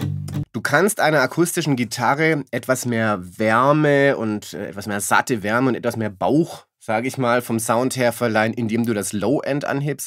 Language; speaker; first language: German; native; German